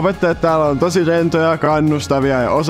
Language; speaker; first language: Finnish; native; Finnish